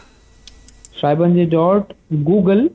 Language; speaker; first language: German; non-native, learner; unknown